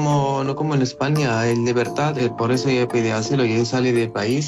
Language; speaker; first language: Spanish; non-native, learner; Arabic